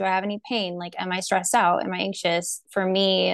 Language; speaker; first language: English; native; English